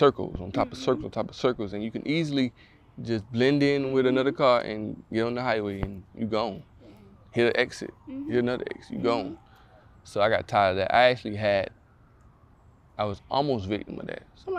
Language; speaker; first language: English; native; English